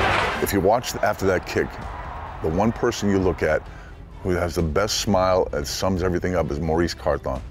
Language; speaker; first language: English; native; English